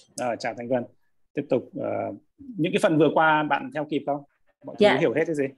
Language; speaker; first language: Vietnamese; native; Vietnamese